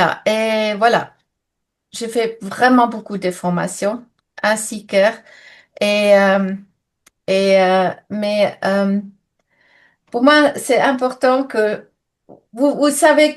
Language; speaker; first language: French; non-native, fluent; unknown